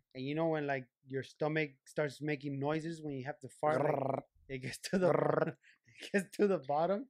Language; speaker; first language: English; early bilingual, other home language; Spanish